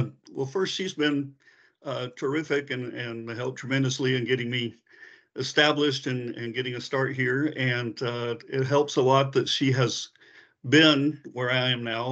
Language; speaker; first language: English; native; English